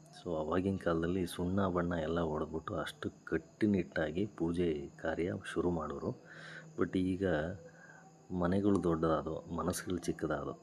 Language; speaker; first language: Kannada; native; Kannada